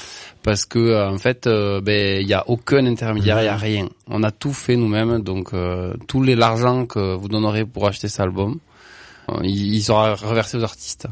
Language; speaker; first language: French; native; French